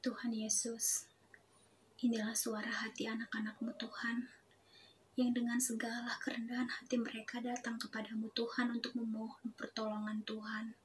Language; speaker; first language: Indonesian; native; Indonesian